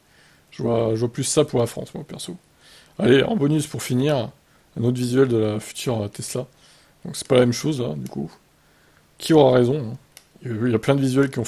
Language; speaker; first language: French; native; French